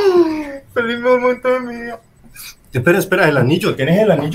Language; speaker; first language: Spanish; native; Spanish